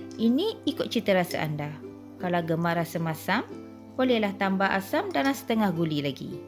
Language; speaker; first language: Malay; non-native, local second language; Tamil